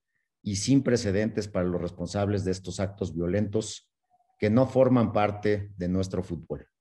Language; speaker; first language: Spanish; native; Spanish